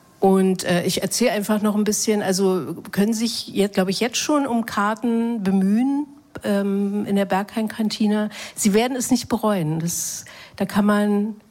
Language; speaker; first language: German; native; German